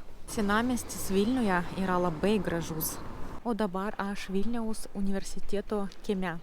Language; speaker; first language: Lithuanian; non-native, learner; Russian